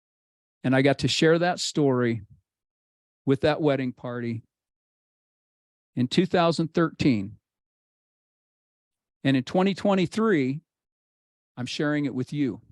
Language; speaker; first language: English; native; English